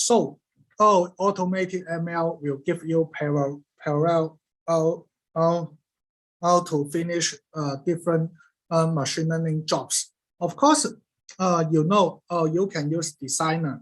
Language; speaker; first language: English; non-native, learner; Cantonese